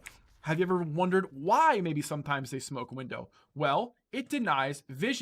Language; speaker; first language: English; native; English